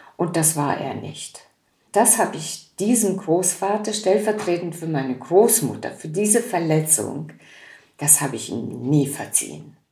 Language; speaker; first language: German; native; German